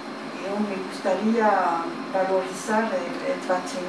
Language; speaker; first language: Spanish; early bilingual, heritage; French